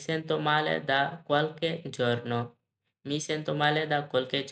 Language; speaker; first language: Italian; non-native, learner; Bangla